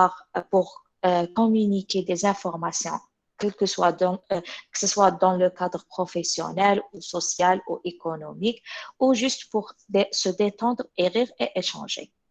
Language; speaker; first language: French; non-native, local second language; Arabic